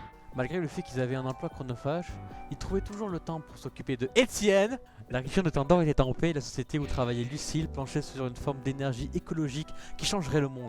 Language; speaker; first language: French; native; French